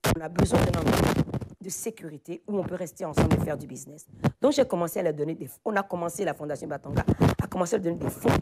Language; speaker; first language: French; non-native, local second language; Fon